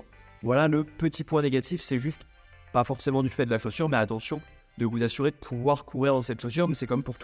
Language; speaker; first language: French; native; French